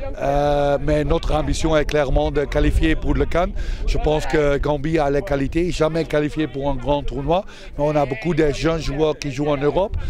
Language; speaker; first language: French; non-native, fluent; Dutch